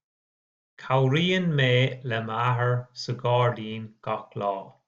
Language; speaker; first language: Irish; non-native, learner; English